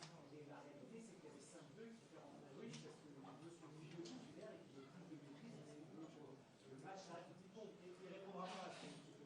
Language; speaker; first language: French; native; French